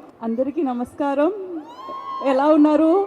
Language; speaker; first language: Telugu; non-native, fluent; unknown